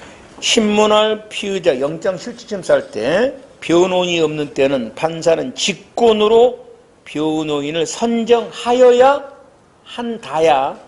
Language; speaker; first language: Korean; native; Korean